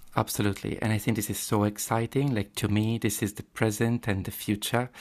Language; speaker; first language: English; non-native, fluent; Italian